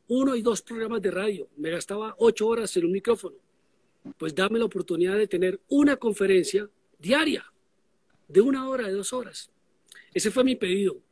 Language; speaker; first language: Spanish; native; Spanish